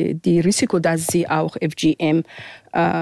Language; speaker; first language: German; non-native, fluent; Arabic